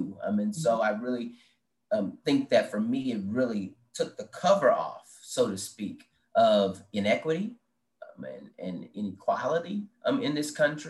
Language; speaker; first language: English; native; English